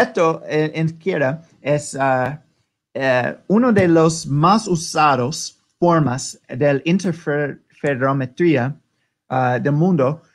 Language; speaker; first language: Spanish; non-native, learner; English